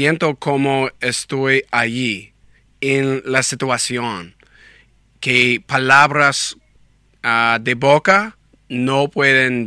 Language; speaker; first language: Spanish; non-native, learner; English